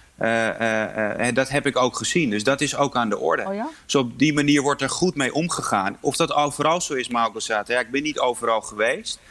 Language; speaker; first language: Dutch; early bilingual, other home language; Polish